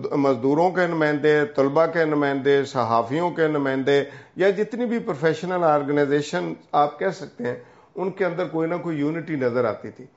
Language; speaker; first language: Urdu; non-native, local second language; Punjabi